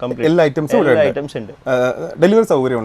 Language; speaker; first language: Malayalam; native; Malayalam